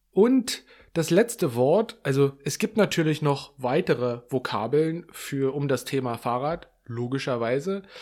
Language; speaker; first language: German; native; German